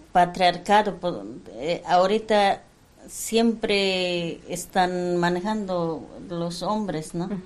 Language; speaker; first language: Spanish; non-native, local second language; Aymara